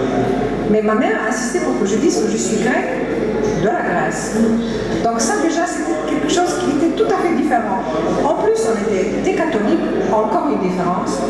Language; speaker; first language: French; early bilingual, heritage; Greek